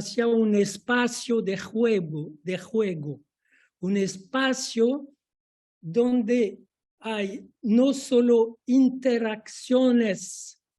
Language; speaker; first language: Spanish; non-native, fluent; French